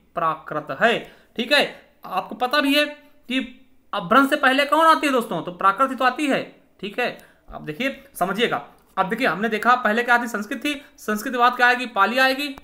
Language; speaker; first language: Hindi; native; Hindi